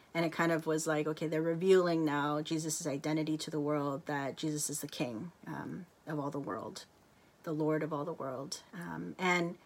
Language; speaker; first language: English; native; English